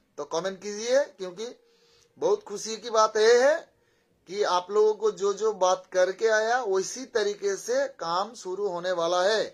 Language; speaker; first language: Hindi; non-native, local second language; Bangla